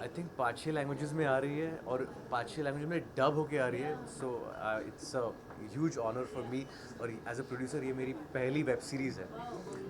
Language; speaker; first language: Hindi; non-native, local second language; Marathi